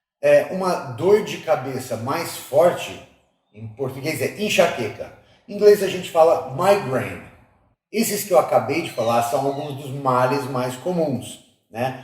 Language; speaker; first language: Portuguese; non-native, fluent; English